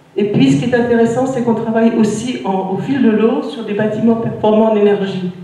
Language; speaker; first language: French; native; French